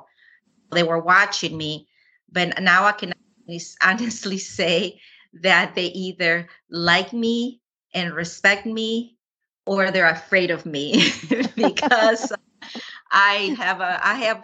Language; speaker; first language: English; non-native, fluent; Spanish